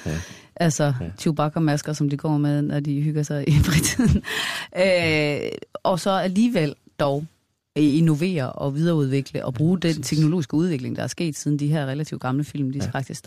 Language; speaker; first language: Danish; native; Danish